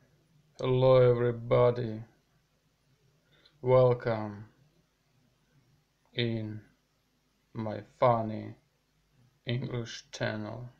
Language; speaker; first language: English; non-native, learner; Russian